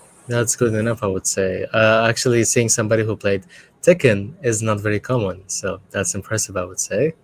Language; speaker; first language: English; non-native, fluent; Arabic